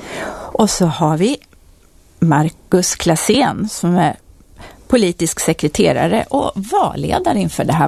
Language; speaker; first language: Swedish; native; Swedish